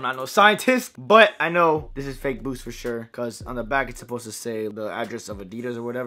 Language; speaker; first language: English; native; English